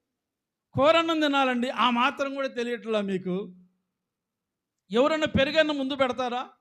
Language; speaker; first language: Telugu; native; Telugu